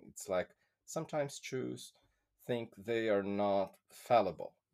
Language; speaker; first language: English; non-native, fluent; Portuguese